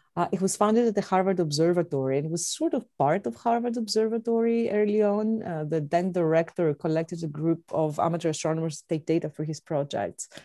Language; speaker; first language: English; non-native, fluent; Greek